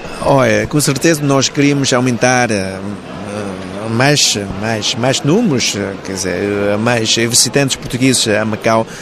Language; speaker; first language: Portuguese; non-native, local second language; Cantonese